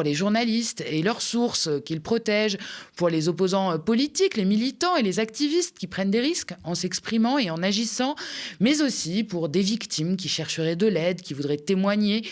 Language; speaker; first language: French; native; French